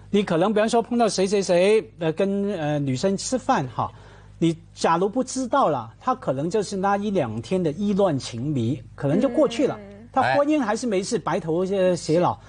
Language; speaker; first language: Chinese; non-native, local second language; Cantonese